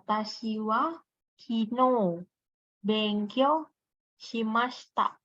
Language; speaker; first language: Japanese; non-native, fluent; Indonesian